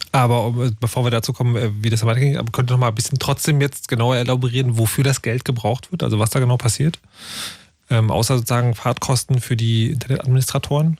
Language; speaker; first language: German; native; German